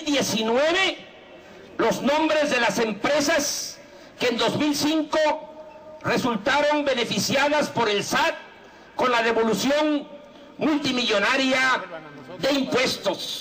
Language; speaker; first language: Spanish; native; Spanish